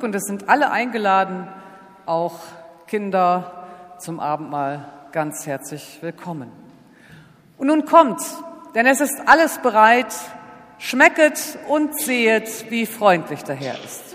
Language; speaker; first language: German; native; German